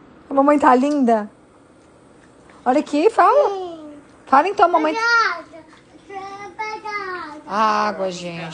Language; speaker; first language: Portuguese; native; Portuguese